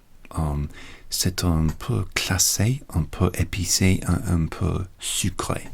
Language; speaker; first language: French; non-native, learner; English